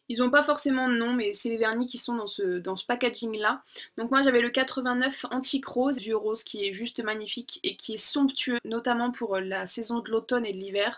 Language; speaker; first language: French; native; French